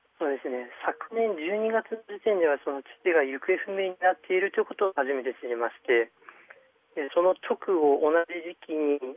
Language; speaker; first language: Japanese; early bilingual, other home language; Chinese